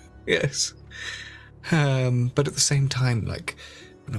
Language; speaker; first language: English; native; English